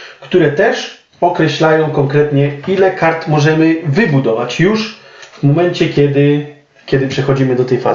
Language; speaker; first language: Polish; native; Polish